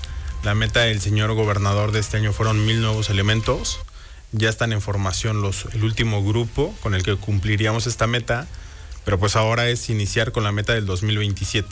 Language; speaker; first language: Spanish; native; Spanish